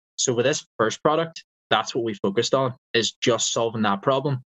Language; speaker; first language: English; native; English